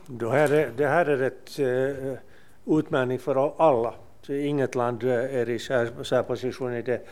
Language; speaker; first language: Swedish; non-native, local second language; Finnish